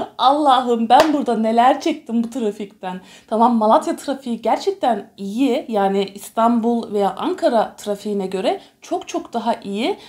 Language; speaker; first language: Turkish; early bilingual, heritage; Turkish